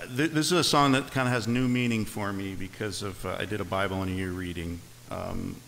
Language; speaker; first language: English; native; English